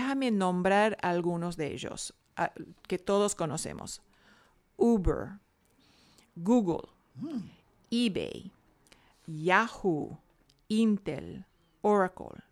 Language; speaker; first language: Spanish; non-native, fluent; English